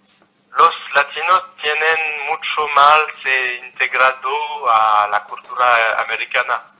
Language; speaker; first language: Spanish; non-native, learner; French